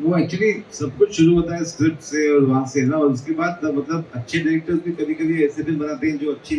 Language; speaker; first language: Hindi; non-native, local second language; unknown